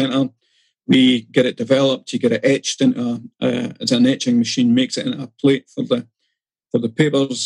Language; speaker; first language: English; native; English